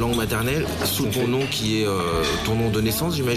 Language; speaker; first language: French; native; French